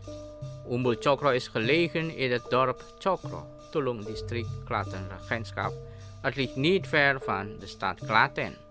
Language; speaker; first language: Dutch; non-native, fluent; Indonesian